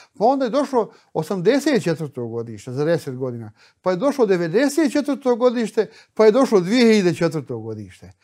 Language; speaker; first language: Bosnian; native; Bosnian